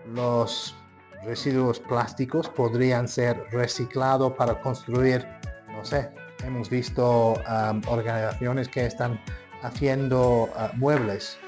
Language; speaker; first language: Spanish; non-native, fluent; English